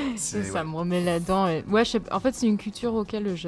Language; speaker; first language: French; native; French